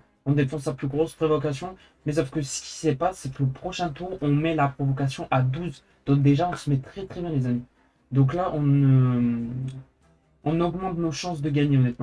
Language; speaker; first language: French; native; French